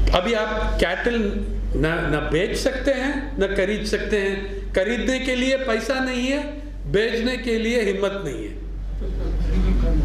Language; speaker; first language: Hindi; non-native, local second language; Telugu